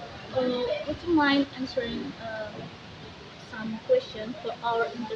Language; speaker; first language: English; non-native, learner; Indonesian